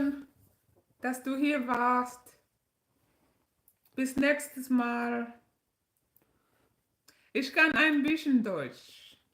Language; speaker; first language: German; non-native, learner; English